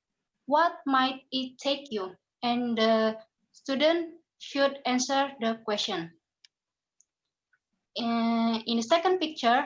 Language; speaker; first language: English; non-native, learner; Indonesian